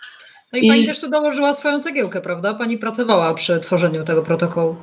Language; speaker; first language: Polish; native; Polish